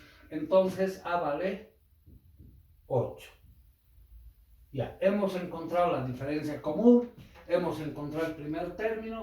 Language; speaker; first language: Spanish; native; Spanish